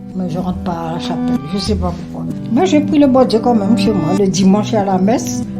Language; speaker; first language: French; non-native, local second language; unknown